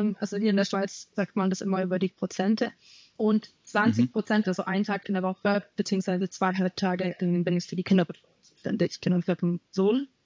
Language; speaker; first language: German; native; German